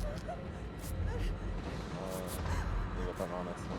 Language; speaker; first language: French; native; French